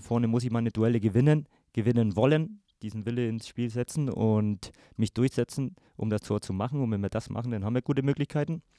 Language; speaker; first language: German; native; German